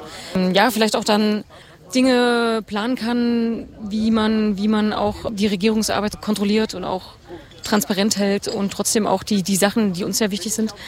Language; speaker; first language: German; native; German